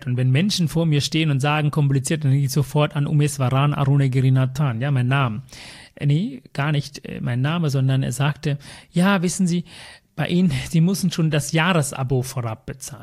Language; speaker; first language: German; early bilingual, other home language; Tamil